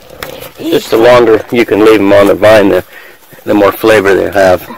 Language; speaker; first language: English; native; English